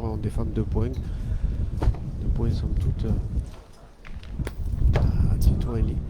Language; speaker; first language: French; native; French